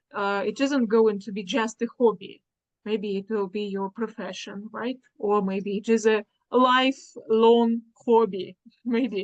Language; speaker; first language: English; non-native, fluent; Russian